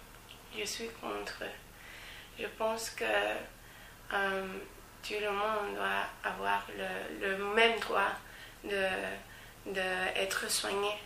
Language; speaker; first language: French; non-native, fluent; English